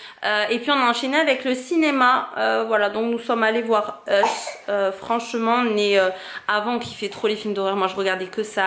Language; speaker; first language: French; native; French